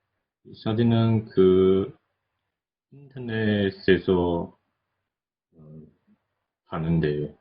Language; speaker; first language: Korean; non-native, learner; Chinese